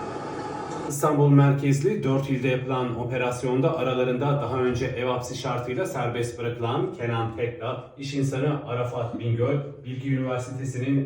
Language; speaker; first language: Turkish; native; Turkish